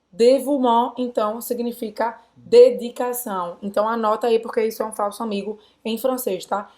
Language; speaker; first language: Portuguese; native; Portuguese